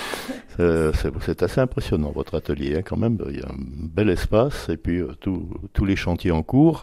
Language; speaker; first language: French; native; French